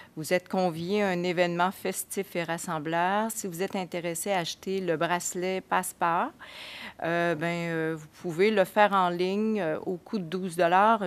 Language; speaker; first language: French; native; French